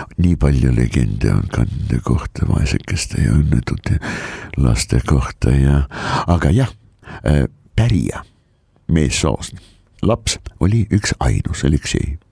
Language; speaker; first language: Estonian; non-native, local second language; Russian